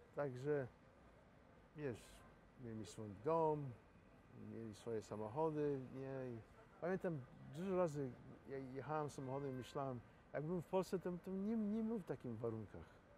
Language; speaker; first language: Polish; native; Polish